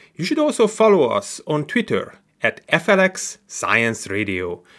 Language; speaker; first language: English; non-native, fluent; Hungarian